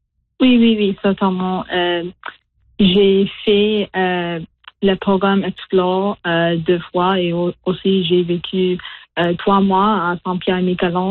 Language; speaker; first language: French; non-native, local second language; English